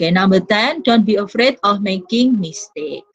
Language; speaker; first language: English; non-native, fluent; Indonesian